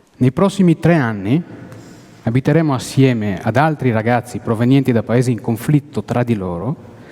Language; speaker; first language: Italian; non-native, fluent; Hebrew